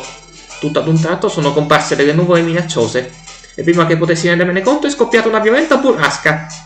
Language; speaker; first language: Italian; native; Italian